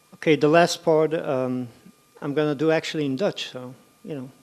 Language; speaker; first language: English; non-native, fluent; Dutch